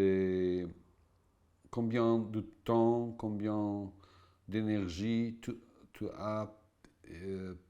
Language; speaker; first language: French; non-native, fluent; Portuguese